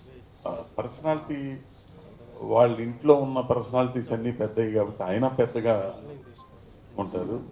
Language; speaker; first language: Telugu; native; Telugu